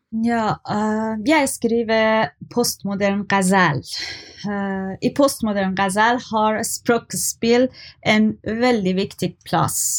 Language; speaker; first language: Norwegian; non-native, learner; Persian